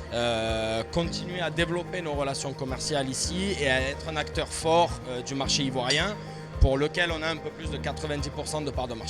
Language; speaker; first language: French; native; French